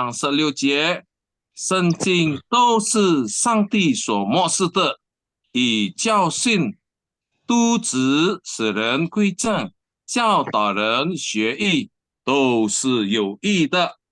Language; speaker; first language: Chinese; non-native, learner; Indonesian